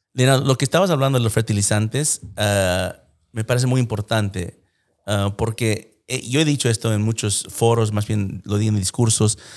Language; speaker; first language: Spanish; early bilingual, heritage; Spanish